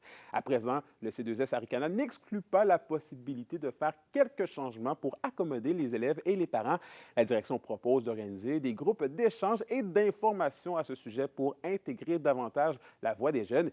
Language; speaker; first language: French; native; French